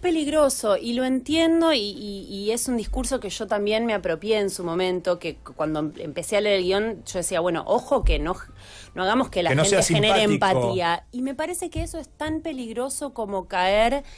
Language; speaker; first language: Spanish; native; Spanish